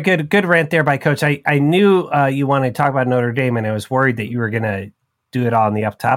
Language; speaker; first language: English; native; English